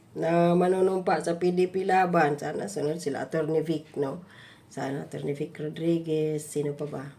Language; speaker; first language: Filipino; non-native, local second language; Cebuano